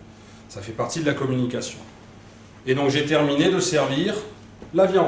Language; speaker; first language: French; native; French